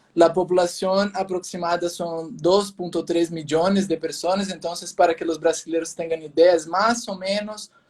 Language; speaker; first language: Spanish; non-native, fluent; Portuguese